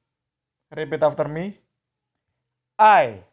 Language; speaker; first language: English; non-native, fluent; Indonesian